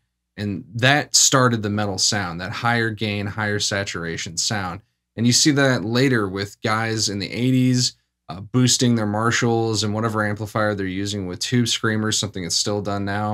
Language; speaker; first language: English; native; English